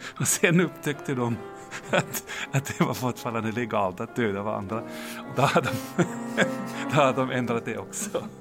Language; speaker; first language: Swedish; non-native, fluent; German